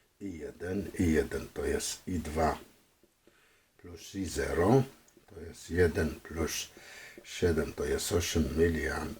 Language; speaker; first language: Polish; non-native, fluent; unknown